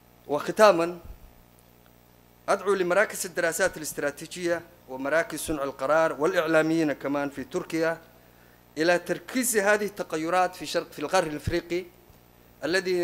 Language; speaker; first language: Arabic; non-native, local second language; Somali